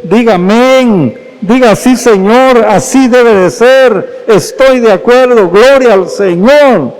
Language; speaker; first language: Spanish; native; Spanish